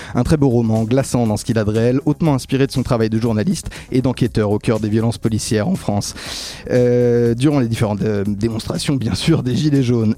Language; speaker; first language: French; native; French